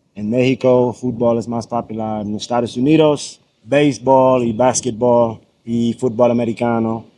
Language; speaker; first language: Spanish; non-native, learner; English